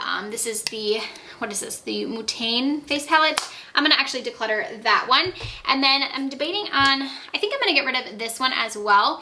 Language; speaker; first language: English; native; English